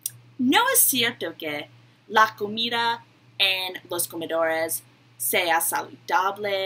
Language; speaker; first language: Spanish; non-native, learner; English